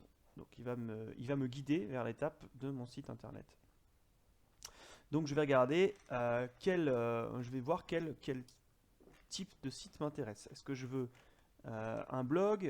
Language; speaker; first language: French; native; French